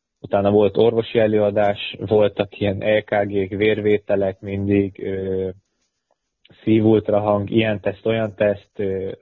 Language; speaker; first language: Hungarian; native; Hungarian